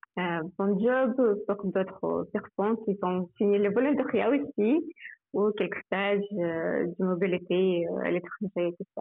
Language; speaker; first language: French; non-native, fluent; Russian